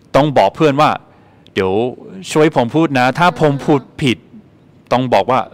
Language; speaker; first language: Thai; non-native, fluent; English